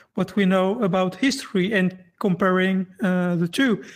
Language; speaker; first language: English; non-native, fluent; French